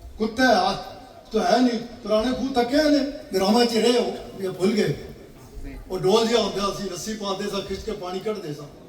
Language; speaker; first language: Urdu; native; Urdu